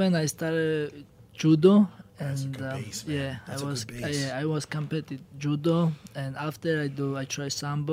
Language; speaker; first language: English; non-native, learner; Georgian